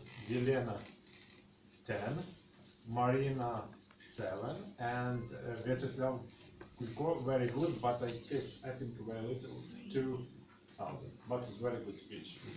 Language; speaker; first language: English; non-native, learner; Russian